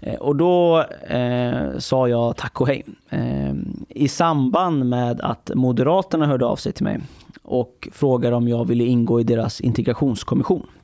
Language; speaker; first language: Swedish; early bilingual, other home language; Persian